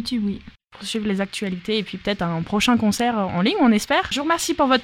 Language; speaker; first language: French; native; French